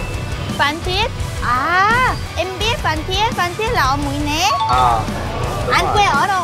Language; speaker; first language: Vietnamese; non-native, fluent; Korean